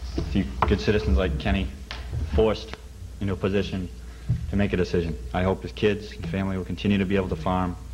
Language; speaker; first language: English; native; English